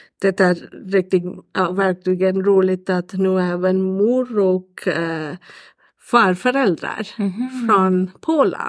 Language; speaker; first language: Swedish; non-native, learner; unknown